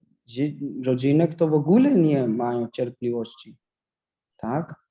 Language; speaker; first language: Polish; non-native, learner; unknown